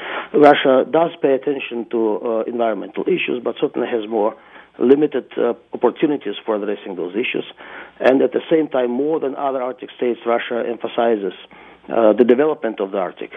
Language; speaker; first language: English; non-native, fluent; Russian